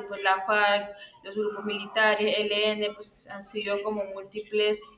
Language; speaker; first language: Spanish; native; Spanish